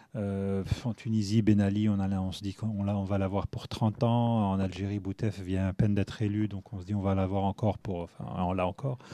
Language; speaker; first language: French; non-native, local second language; Arabic